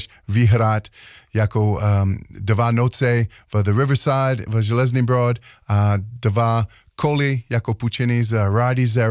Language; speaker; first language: Czech; non-native, learner; English